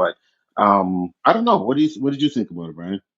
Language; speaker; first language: English; native; English